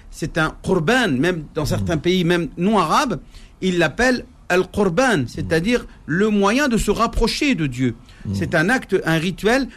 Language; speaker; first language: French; non-native, local second language; Arabic